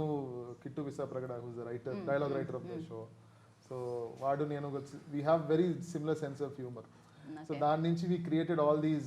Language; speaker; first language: Telugu; native; Telugu